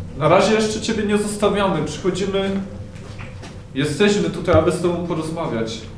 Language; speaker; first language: Polish; native; Polish